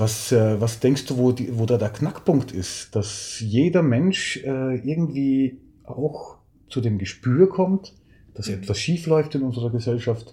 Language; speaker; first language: German; native; German